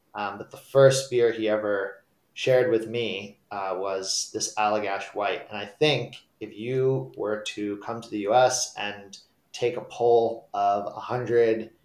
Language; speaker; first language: English; native; English